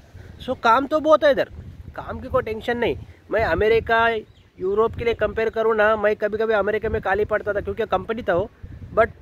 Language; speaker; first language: Hindi; non-native, local second language; Telugu